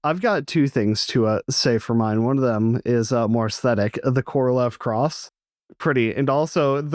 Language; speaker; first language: English; native; English